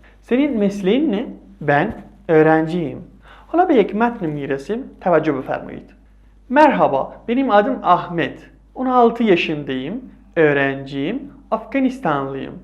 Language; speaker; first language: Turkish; non-native, fluent; Persian